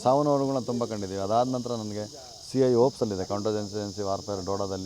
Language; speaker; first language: Kannada; native; Kannada